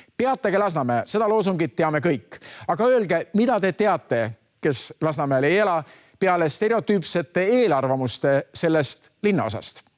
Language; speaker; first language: Estonian; native; Estonian